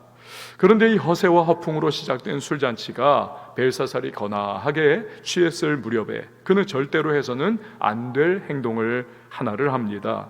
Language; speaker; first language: Korean; native; Korean